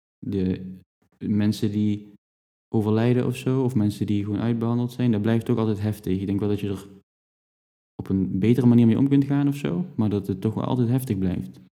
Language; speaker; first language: Dutch; native; Dutch